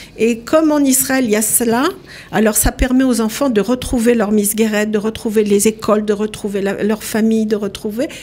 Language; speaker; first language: French; native; French